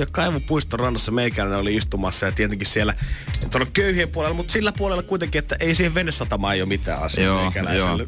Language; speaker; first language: Finnish; native; Finnish